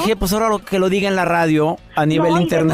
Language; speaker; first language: Spanish; native; Spanish